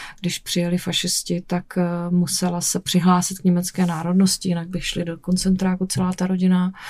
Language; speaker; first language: Czech; native; Czech